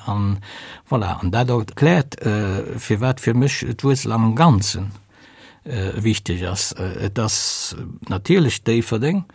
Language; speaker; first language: Luxembourgish; native; Luxembourgish